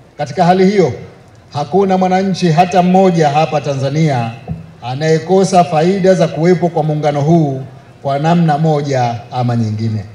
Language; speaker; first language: Swahili; native; Swahili